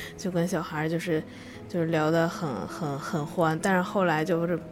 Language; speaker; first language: Chinese; native; Chinese